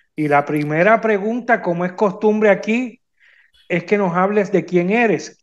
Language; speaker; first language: Spanish; native; Spanish